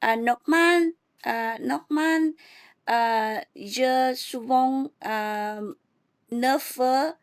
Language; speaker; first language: French; non-native, learner; English